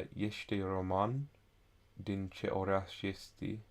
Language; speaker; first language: Romanian; non-native, learner; English